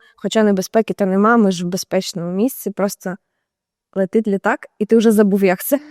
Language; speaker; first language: Ukrainian; native; Ukrainian